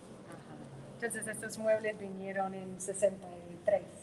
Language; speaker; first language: Spanish; non-native, fluent; English